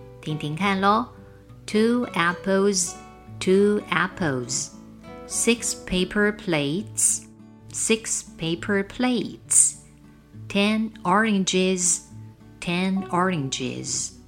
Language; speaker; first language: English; non-native, fluent; Chinese